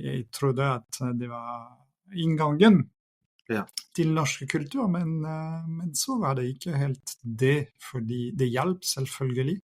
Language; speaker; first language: Norwegian; non-native, fluent; French